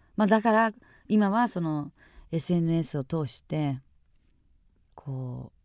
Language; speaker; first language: Japanese; native; Japanese